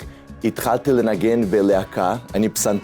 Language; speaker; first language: Hebrew; non-native, fluent; Russian